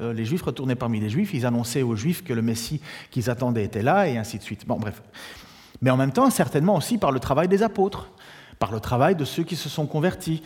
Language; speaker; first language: French; native; French